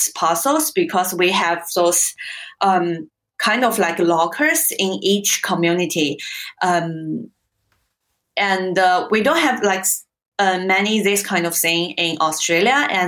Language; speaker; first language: English; non-native, fluent; Chinese